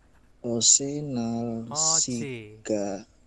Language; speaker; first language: Korean; non-native, learner; Indonesian